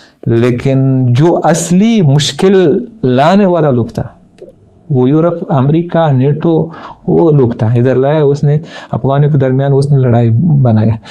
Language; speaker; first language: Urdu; non-native, learner; Pashto